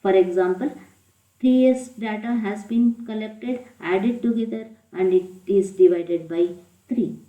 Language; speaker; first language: English; non-native, local second language; Kannada